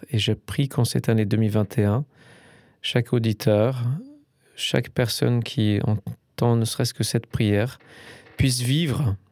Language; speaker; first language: French; non-native, fluent; English